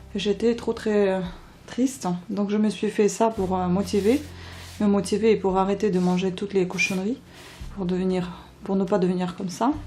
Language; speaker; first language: French; non-native, fluent; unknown